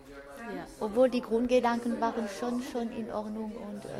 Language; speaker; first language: German; non-native, fluent; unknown